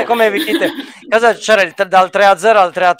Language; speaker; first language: Italian; native; Italian